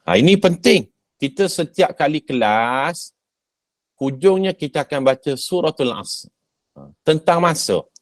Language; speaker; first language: Malay; native; Malay